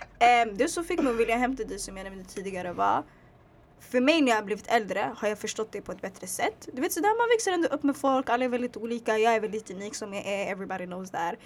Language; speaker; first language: Swedish; early bilingual, other home language; Tigrinya